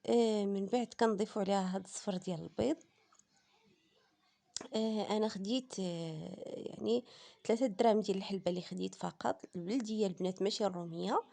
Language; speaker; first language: Arabic; native; Arabic